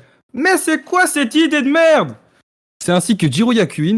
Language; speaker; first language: French; native; French